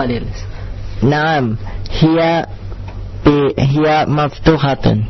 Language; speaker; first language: Arabic; non-native, learner; Indonesian